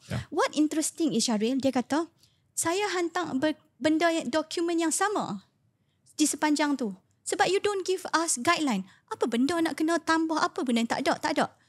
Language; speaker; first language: Malay; native; Malay